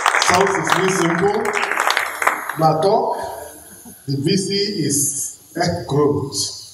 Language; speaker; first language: Dutch; non-native, learner; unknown